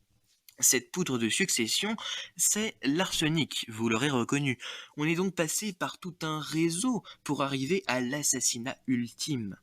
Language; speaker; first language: French; native; French